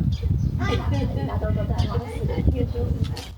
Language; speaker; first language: Japanese; non-native, learner; Chinese